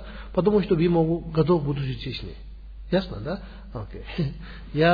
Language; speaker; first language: Russian; non-native, learner; Tibetan